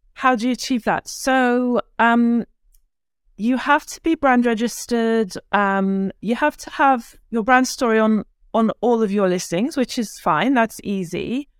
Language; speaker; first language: English; early bilingual, other home language; Turkish